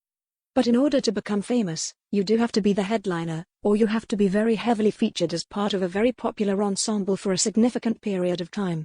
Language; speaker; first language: English; native; English